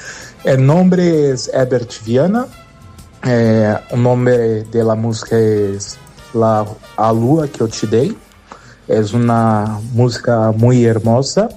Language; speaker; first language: Spanish; non-native, learner; Portuguese